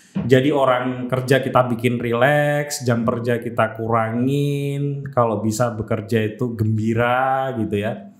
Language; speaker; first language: Indonesian; native; Indonesian